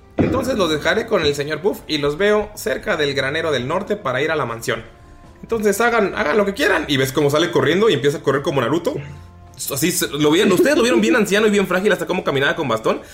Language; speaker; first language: Spanish; native; Spanish